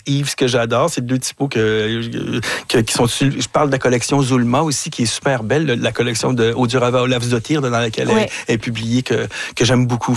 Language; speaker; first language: French; native; French